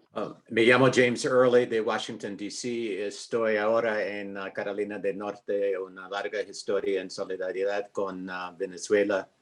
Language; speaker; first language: Spanish; non-native, fluent; English